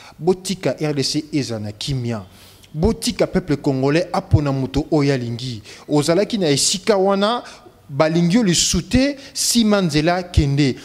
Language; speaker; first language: Lingala; native; Lingala